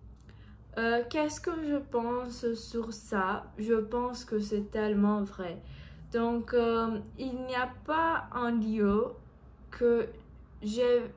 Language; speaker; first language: French; non-native, learner; Portuguese